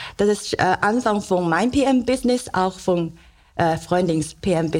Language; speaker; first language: German; non-native, learner; Chinese